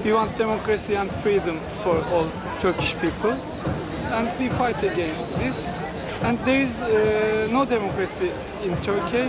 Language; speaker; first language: English; non-native, learner; Turkish